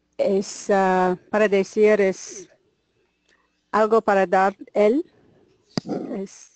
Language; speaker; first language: Spanish; non-native, learner; English